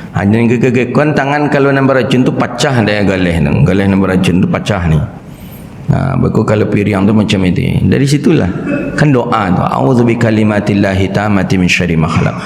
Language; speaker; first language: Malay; non-native, local second language; Minangkabau